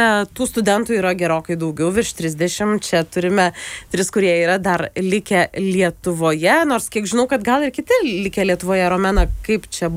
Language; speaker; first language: Lithuanian; native; Lithuanian